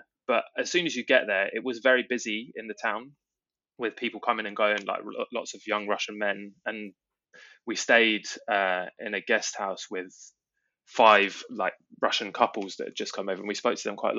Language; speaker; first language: English; native; English